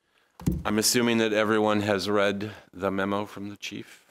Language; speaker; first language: English; native; English